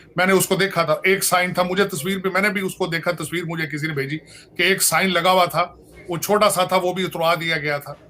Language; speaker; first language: Urdu; non-native, local second language; Punjabi